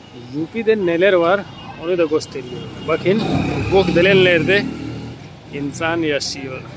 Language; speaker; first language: Turkish; non-native, fluent; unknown